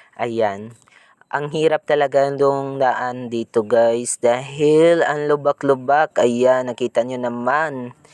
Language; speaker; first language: Filipino; non-native, local second language; Cebuano